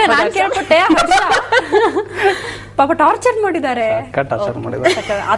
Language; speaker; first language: Kannada; native; Kannada